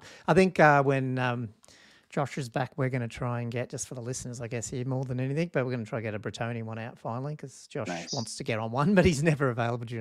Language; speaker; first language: English; native; English